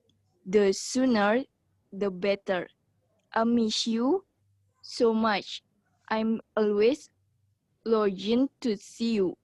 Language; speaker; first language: English; non-native, learner; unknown